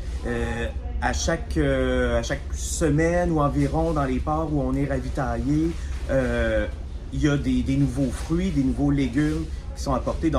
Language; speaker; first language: French; native; French